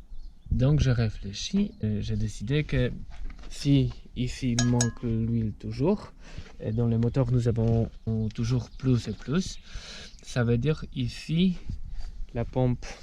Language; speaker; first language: French; non-native, fluent; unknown